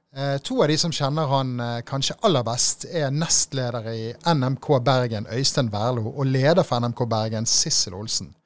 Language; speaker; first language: Norwegian; native; Norwegian